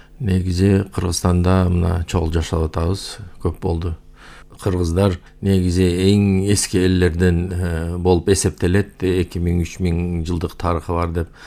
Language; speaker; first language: Kyrgyz; non-native, local second language; Uyghur